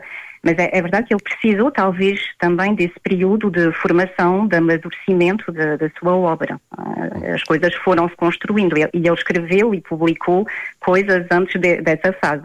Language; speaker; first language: Portuguese; native; Portuguese